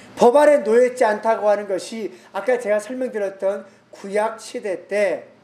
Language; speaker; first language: Korean; native; Korean